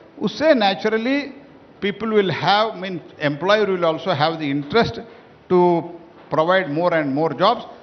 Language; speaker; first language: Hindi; non-native, local second language; Kannada